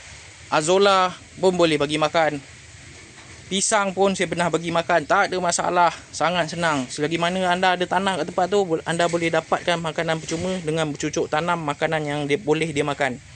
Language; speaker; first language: Malay; native; Malay